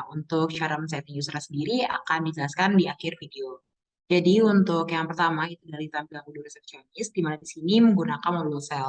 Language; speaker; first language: Indonesian; native; Indonesian